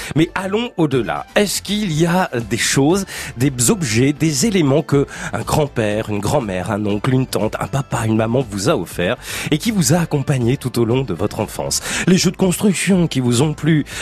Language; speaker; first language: French; native; French